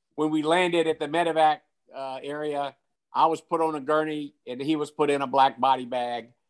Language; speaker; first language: English; native; English